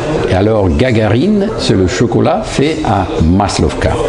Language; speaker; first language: French; non-native, fluent; Russian